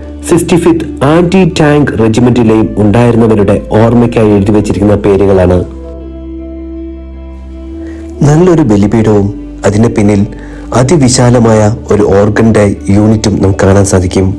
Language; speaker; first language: Malayalam; native; Malayalam